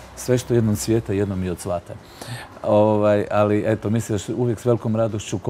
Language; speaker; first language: Croatian; native; Croatian